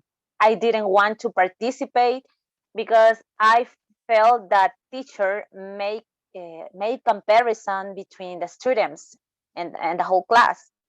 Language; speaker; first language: English; non-native, learner; Spanish